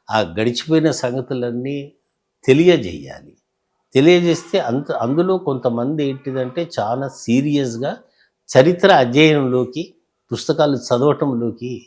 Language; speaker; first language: Telugu; native; Telugu